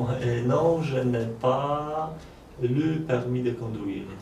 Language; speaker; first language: French; non-native, learner; Polish